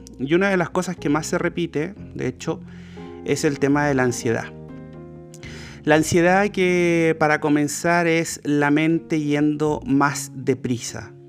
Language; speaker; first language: Spanish; native; Spanish